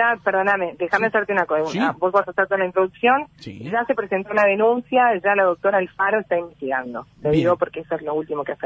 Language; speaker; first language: Spanish; native; Spanish